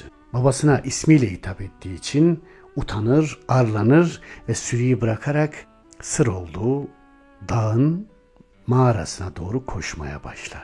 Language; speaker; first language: Turkish; native; Turkish